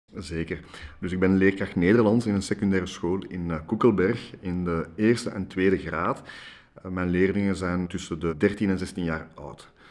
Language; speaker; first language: Dutch; non-native, local second language; French